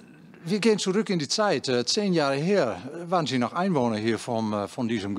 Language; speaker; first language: Dutch; native; Dutch